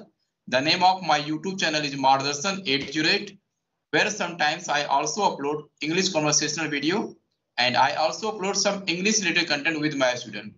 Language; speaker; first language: English; non-native, local second language; Hindi